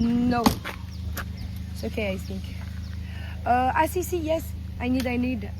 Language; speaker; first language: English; non-native, learner; French